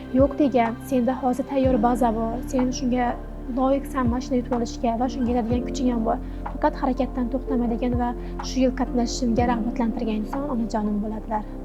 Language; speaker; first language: Uzbek; native; Uzbek